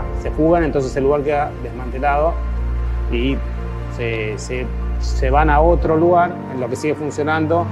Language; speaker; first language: Spanish; native; Spanish